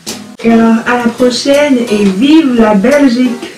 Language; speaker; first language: French; non-native, fluent; Chinese